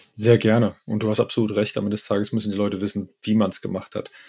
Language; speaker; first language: German; early bilingual, other home language; Arabic